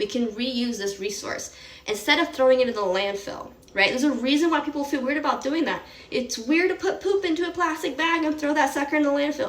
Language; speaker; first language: English; native; English